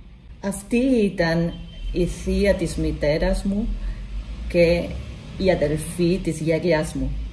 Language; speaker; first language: Greek; non-native, learner; Spanish